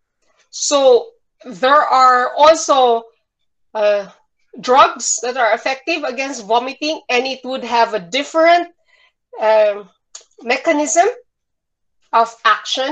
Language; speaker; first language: English; non-native, local second language; Cebuano